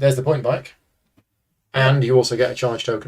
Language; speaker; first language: English; native; English